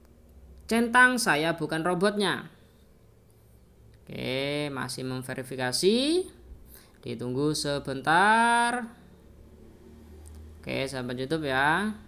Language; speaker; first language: Indonesian; native; Indonesian